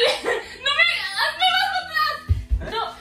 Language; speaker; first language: Spanish; early bilingual, heritage; Spanish